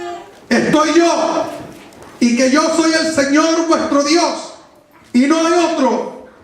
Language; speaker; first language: Spanish; native; Spanish